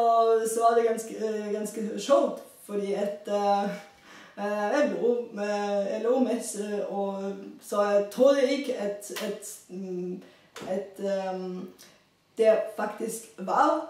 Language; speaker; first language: Danish; non-native, fluent; Bulgarian